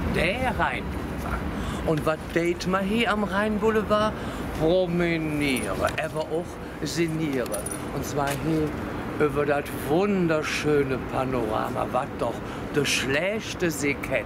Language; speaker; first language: German; native; German